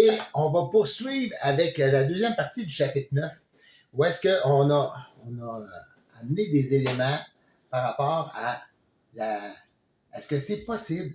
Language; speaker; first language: French; native; French